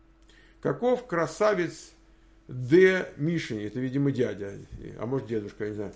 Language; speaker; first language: Russian; native; Russian